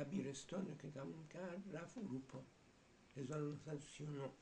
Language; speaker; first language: Persian; early bilingual, heritage; Persian